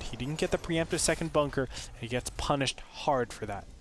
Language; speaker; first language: English; native; English